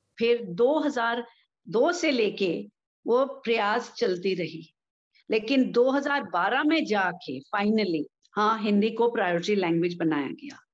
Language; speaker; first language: Hindi; native; Hindi